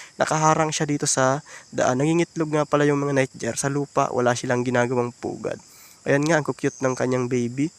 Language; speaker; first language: Filipino; native; Filipino